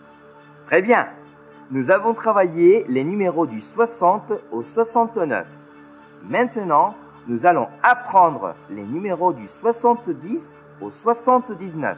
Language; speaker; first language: French; non-native, fluent; Spanish